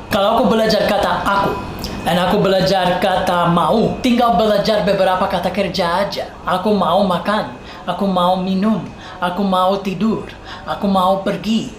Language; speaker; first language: Indonesian; non-native, fluent; English